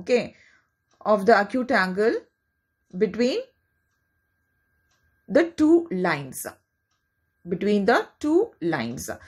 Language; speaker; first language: English; non-native, local second language; Tamil